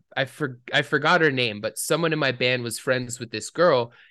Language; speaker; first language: English; native; English